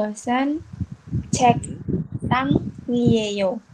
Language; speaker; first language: Korean; non-native, learner; Indonesian